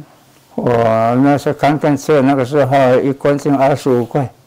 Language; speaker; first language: Chinese; non-native, local second language; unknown